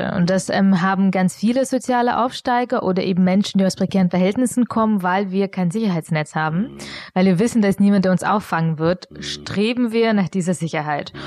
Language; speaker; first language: German; early bilingual, other home language; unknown